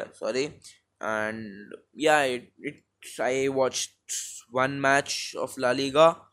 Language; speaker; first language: English; non-native, local second language; Hindi